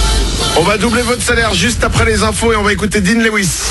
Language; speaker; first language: French; native; French